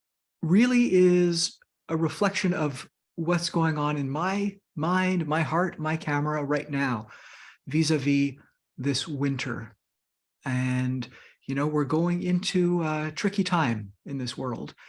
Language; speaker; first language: English; native; English